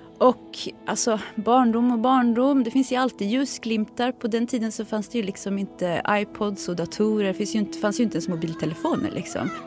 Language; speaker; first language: Swedish; early bilingual, other home language; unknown